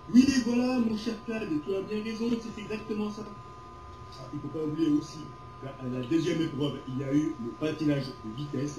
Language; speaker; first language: French; native; French